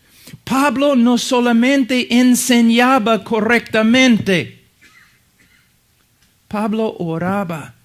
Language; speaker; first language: Spanish; non-native, fluent; English